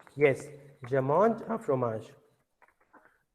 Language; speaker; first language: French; non-native, fluent; Hindi